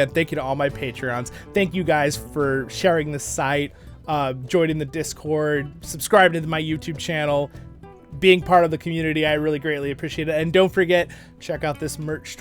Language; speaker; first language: English; native; English